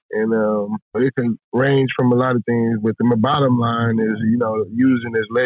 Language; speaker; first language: English; native; English